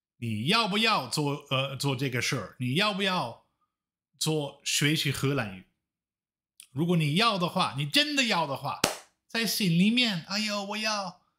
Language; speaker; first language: Chinese; non-native, fluent; Dutch